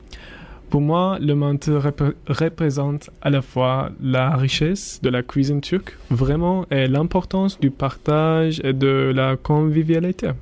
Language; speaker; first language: French; non-native, learner; Turkish